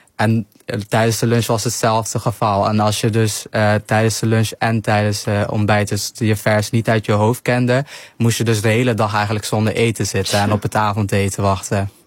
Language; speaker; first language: Dutch; early bilingual, other home language; Somali